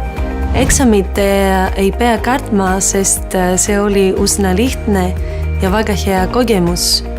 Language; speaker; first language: Estonian; non-native, learner; Greek